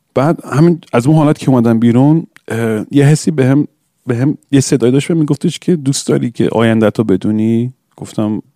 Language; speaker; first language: Persian; early bilingual, other home language; English